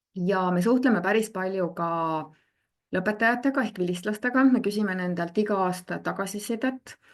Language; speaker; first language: Estonian; native; Estonian